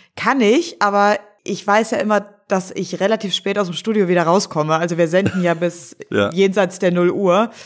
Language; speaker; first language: German; native; German